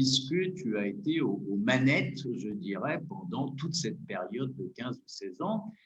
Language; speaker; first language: French; native; French